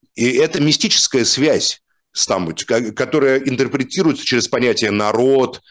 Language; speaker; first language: Russian; native; Russian